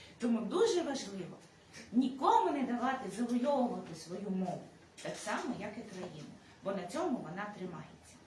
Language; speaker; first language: Ukrainian; native; Ukrainian